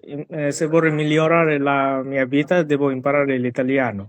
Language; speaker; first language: Italian; non-native, learner; Bangla